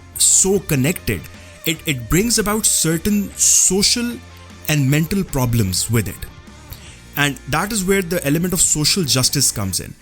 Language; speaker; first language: English; non-native, local second language; Urdu